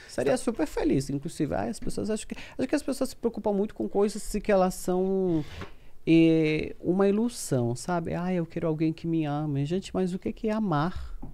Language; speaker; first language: Portuguese; non-native, fluent; Spanish